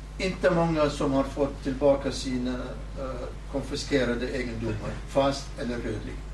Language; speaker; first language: Swedish; non-native, fluent; Southern Kurdish